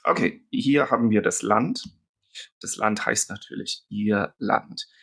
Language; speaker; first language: German; non-native, fluent; English